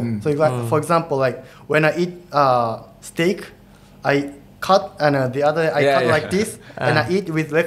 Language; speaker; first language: English; non-native, fluent; Japanese